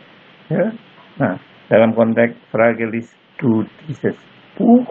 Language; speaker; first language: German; non-native, fluent; Indonesian